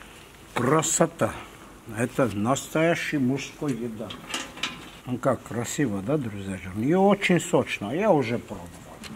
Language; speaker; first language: Russian; non-native, fluent; Armenian